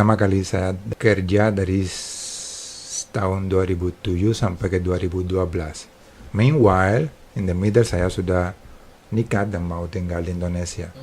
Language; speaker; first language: Indonesian; non-native, fluent; Spanish